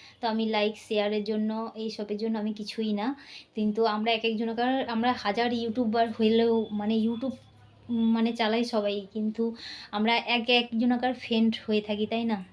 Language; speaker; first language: Bangla; non-native, local second language; Santali